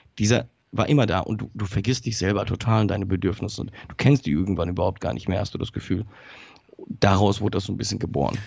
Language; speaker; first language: German; early bilingual, other home language; Polish